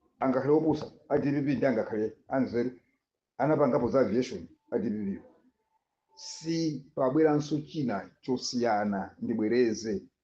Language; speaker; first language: Nyanja; native; Nyanja